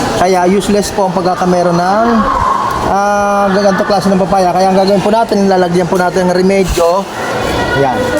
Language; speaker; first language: Filipino; native; Filipino